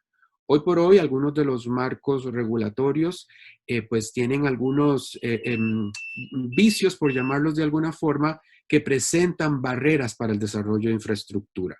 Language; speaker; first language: Spanish; native; Spanish